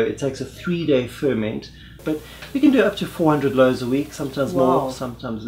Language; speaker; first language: English; native; English